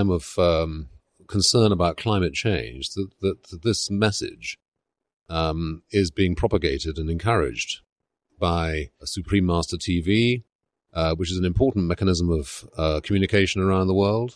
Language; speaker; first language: English; native; English